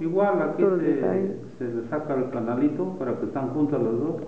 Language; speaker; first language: Spanish; native; Spanish